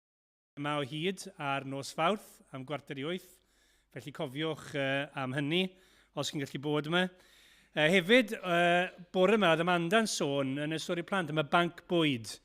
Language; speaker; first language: Welsh; native; Welsh